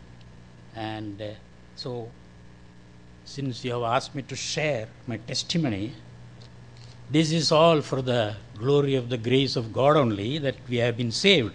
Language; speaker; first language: English; non-native, local second language; Malayalam